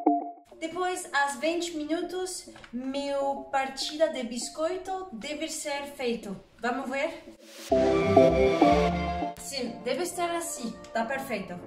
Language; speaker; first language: Portuguese; non-native, learner; Danish